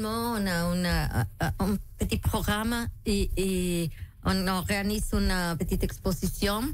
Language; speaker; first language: French; non-native, local second language; Spanish